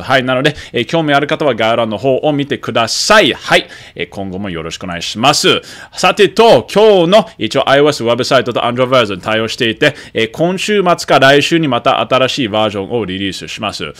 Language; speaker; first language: Japanese; early bilingual, other home language; English